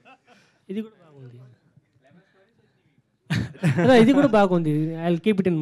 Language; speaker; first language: Telugu; non-native, fluent; Tamil